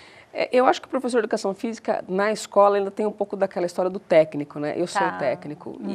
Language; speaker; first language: Portuguese; native; Portuguese